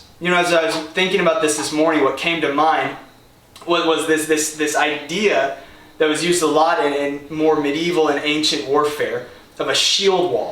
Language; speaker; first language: English; native; English